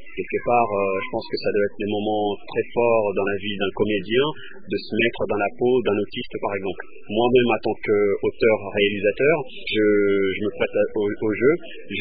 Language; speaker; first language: French; early bilingual, other home language; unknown